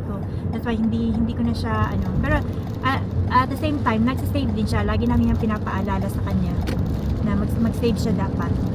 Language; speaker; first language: Filipino; non-native, local second language; Cebuano